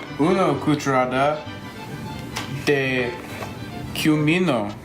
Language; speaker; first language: Spanish; non-native, learner; English